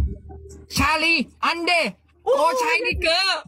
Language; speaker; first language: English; non-native, learner; Thai